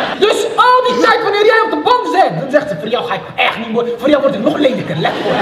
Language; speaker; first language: Dutch; early bilingual, other home language; Riffian